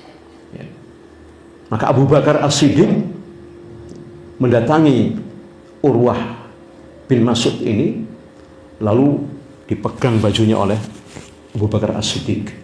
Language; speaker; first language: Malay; non-native, local second language; Javanese